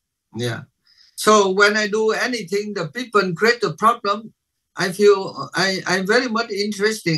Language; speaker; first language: English; non-native, learner; Vietnamese